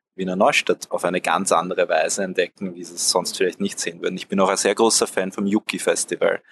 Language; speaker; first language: German; native; German